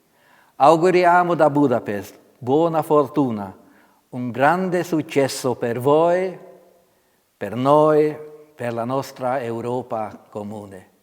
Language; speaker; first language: Italian; non-native, fluent; Hungarian